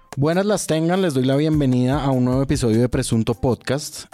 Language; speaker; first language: Spanish; native; Spanish